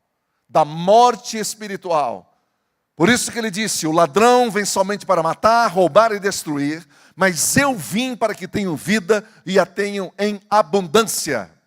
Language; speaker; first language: Portuguese; native; Portuguese